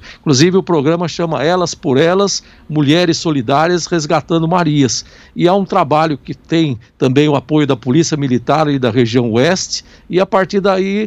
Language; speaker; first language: Portuguese; native; Portuguese